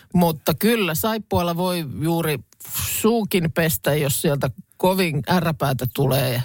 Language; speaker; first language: Finnish; native; Finnish